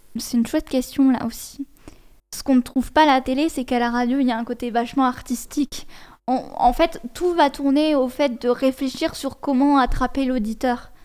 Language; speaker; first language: French; native; French